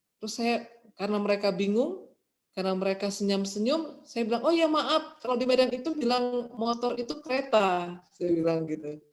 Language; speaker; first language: Indonesian; native; Indonesian